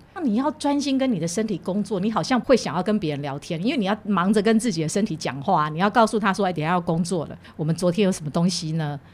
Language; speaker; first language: Chinese; native; Chinese